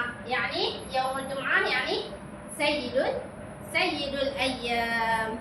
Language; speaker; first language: Arabic; non-native, learner; Malay